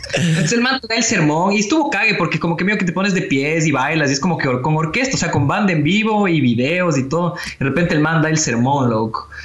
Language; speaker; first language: Spanish; native; Spanish